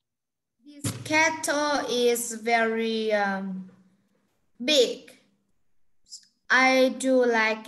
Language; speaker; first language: English; non-native, learner; Vietnamese